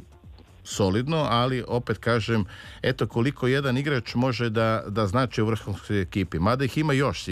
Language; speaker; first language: Serbian; native; Serbian